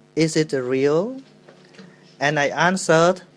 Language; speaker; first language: English; non-native, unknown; Khmer